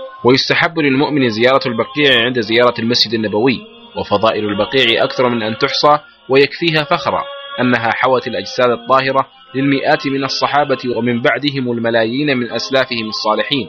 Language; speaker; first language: Arabic; native; Arabic